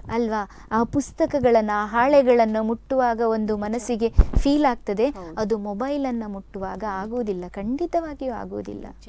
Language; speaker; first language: Kannada; native; Kannada